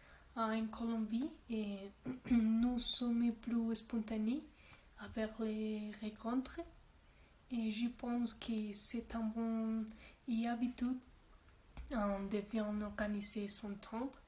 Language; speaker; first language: French; non-native, learner; Spanish